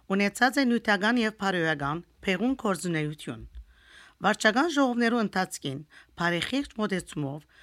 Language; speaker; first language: Armenian; early bilingual, heritage; Armenian